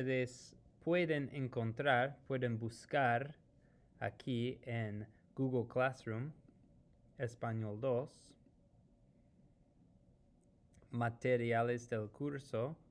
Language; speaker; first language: Spanish; non-native, fluent; English